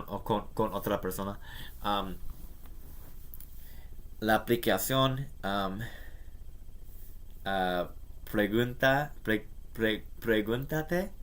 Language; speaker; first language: Spanish; non-native, learner; English